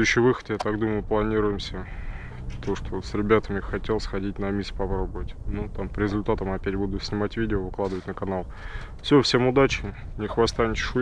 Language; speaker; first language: Russian; native; Russian